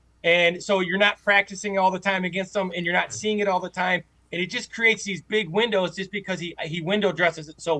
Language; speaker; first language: English; native; English